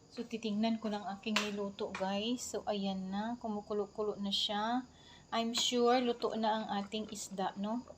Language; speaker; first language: Filipino; non-native, local second language; Cebuano